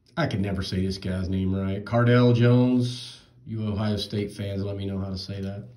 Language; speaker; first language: English; native; English